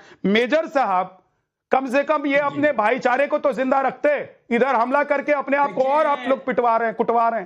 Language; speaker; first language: Hindi; native; Hindi